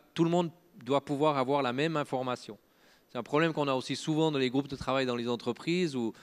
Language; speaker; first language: French; native; French